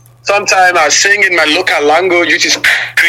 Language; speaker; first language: English; non-native, local second language; Krio